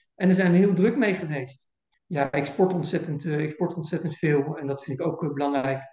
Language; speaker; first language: Dutch; native; Dutch